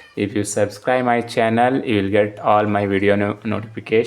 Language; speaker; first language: English; non-native, local second language; Kannada